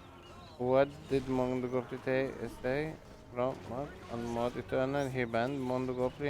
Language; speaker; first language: English; non-native, fluent; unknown